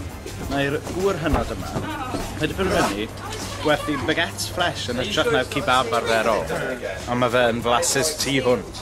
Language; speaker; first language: Welsh; native; Welsh